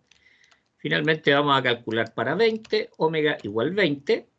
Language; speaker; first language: Spanish; native; Spanish